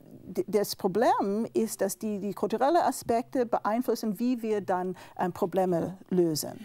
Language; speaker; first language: German; non-native, fluent; English